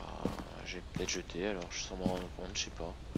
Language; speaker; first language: French; native; French